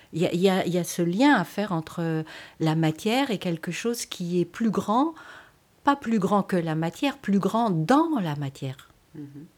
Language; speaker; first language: French; native; French